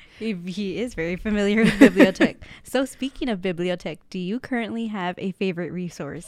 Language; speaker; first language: English; early bilingual, other home language; Spanish